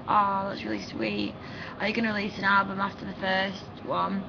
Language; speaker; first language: English; native; English